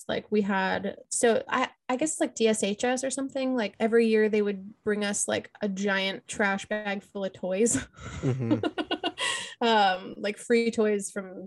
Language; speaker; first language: English; native; English